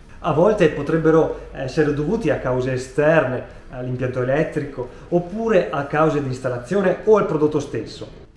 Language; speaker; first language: Italian; native; Italian